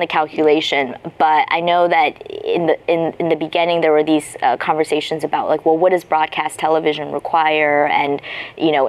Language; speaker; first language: English; native; English